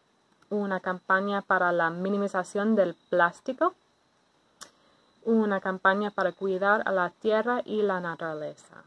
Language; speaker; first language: Spanish; non-native, fluent; English